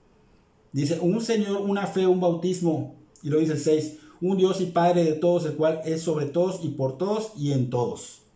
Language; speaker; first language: Spanish; native; Spanish